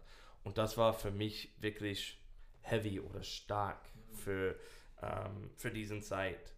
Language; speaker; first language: German; non-native, learner; English